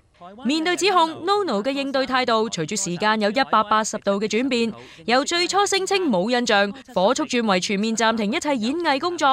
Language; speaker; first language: Chinese; native; Chinese